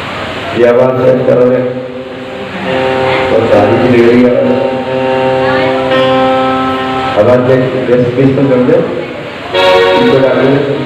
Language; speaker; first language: Hindi; native; Hindi